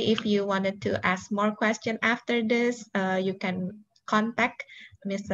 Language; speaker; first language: English; non-native, local second language; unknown